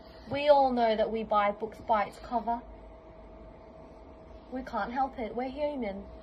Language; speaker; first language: English; native; English